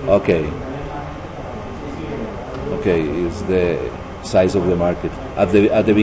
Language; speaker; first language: English; non-native, learner; Spanish